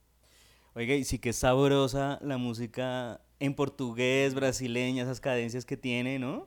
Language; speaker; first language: Spanish; native; Spanish